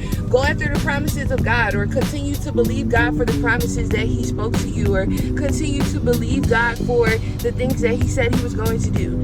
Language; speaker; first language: English; native; English